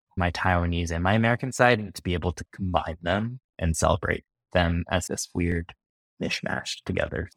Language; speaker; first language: English; native; English